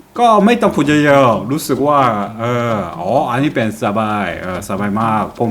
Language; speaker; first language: Thai; non-native, learner; Korean